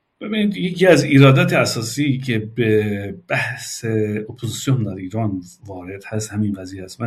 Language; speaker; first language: Persian; non-native, local second language; Kurdish